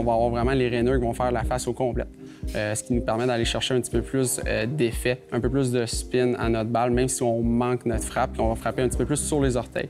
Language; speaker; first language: French; native; French